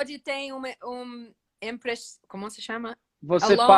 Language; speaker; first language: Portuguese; non-native, learner; English